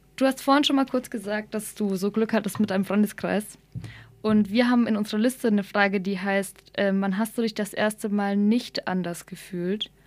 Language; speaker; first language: German; early bilingual, other home language; Somali